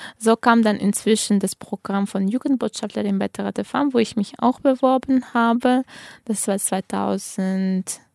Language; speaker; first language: German; non-native, fluent; Tajik